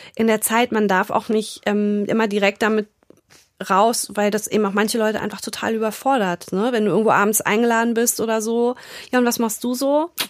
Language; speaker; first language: German; native; German